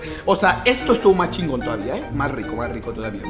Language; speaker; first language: Spanish; native; Spanish